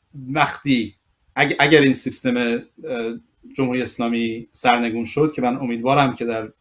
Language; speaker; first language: Persian; early bilingual, other home language; English